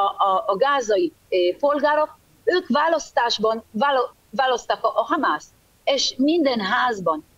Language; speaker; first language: Hungarian; early bilingual, heritage; Hebrew